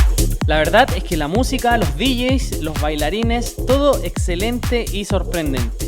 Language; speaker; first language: Spanish; native; Spanish